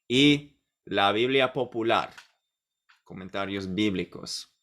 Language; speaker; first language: Spanish; non-native, fluent; English